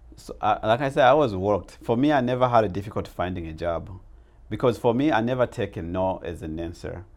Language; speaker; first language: English; non-native, local second language; Rundi